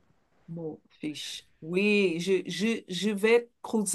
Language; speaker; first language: French; non-native, learner; Portuguese